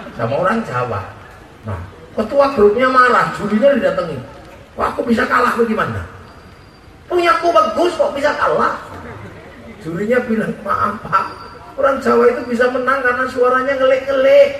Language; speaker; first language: Indonesian; native; Indonesian